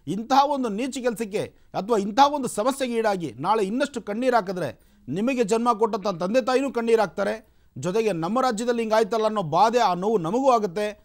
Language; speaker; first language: Kannada; native; Kannada